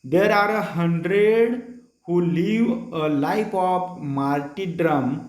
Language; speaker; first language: English; non-native, local second language; Marathi